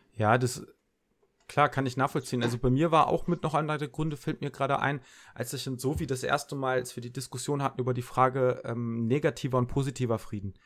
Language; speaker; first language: German; early bilingual, other home language; Serbian